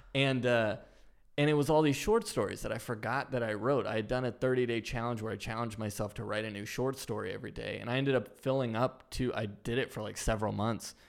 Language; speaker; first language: English; native; English